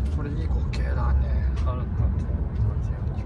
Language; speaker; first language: Japanese; native; Japanese